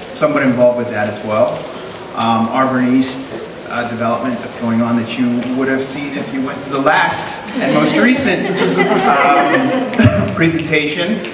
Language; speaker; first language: English; native; English